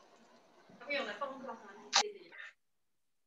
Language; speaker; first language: French; non-native, fluent; Turkish